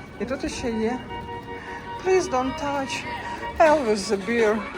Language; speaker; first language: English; non-native, learner; Ukrainian